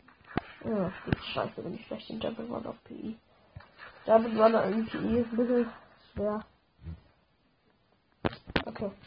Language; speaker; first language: German; native; German